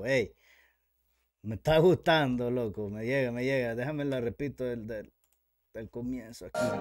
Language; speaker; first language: Spanish; native; Spanish